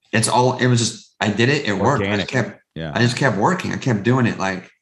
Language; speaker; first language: English; native; English